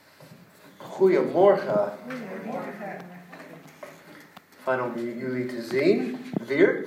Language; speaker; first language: Dutch; non-native, learner; English